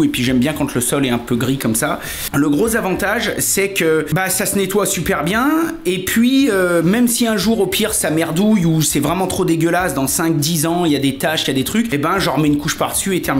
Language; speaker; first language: French; native; French